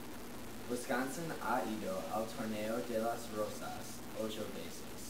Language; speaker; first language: Spanish; non-native, learner; English